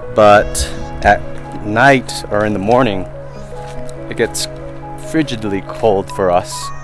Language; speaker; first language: English; early bilingual, other home language; Vietnamese